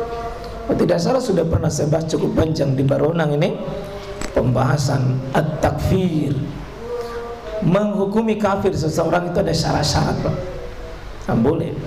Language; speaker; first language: Indonesian; native; Indonesian